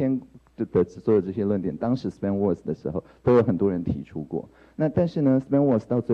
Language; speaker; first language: Chinese; native; Chinese